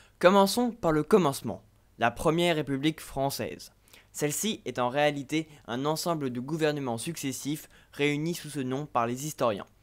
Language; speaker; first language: French; native; French